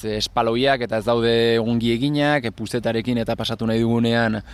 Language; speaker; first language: Basque; native; Basque